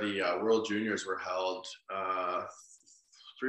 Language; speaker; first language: English; native; English